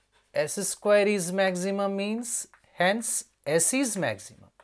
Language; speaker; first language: English; non-native, local second language; Telugu